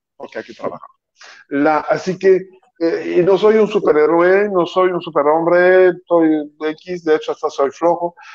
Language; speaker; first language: Spanish; non-native, fluent; French